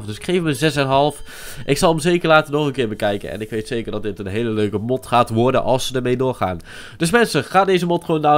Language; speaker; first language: Dutch; native; Dutch